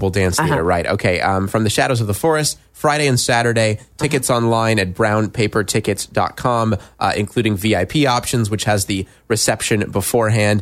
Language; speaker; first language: English; native; English